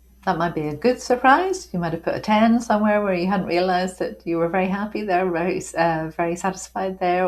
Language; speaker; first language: English; native; English